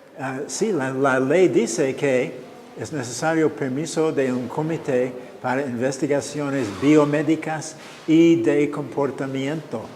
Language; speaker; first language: Spanish; non-native, fluent; English